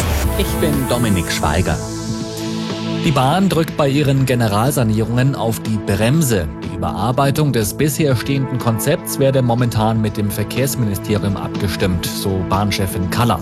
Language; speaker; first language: German; native; German